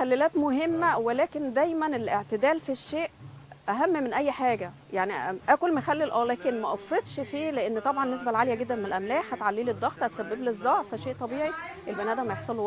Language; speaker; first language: Arabic; native; Arabic